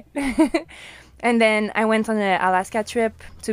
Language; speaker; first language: English; non-native, fluent; French